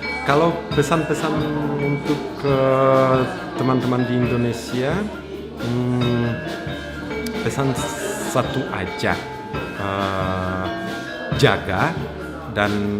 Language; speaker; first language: Indonesian; non-native, fluent; Russian